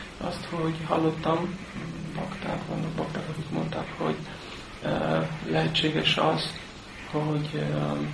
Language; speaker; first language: Hungarian; non-native, learner; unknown